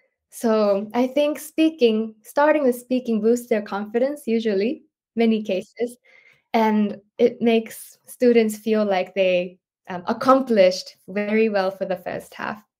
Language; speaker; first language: English; non-native, fluent; Japanese